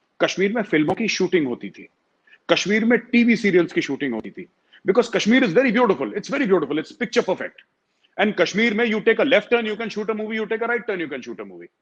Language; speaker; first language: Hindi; native; Hindi